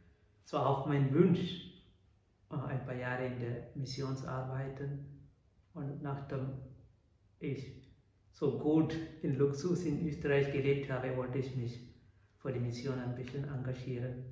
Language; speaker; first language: German; non-native, fluent; Malayalam